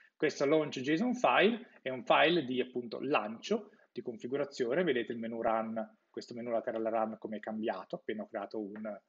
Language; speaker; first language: Italian; native; Italian